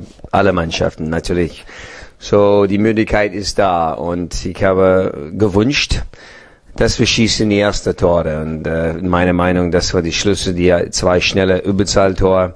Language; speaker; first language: German; non-native, fluent; English